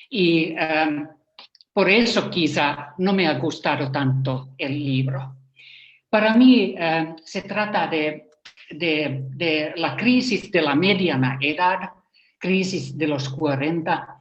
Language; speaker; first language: Spanish; non-native, fluent; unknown